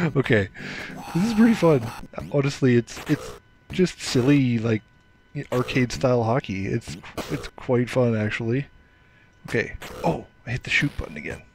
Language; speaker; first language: English; native; English